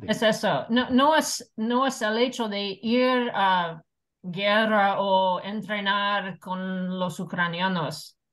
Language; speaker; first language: Spanish; non-native, fluent; English